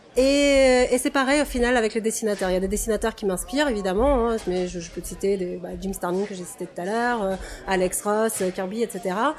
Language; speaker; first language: French; non-native, fluent; Russian